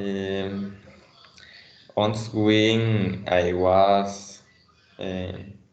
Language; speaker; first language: English; non-native, learner; Spanish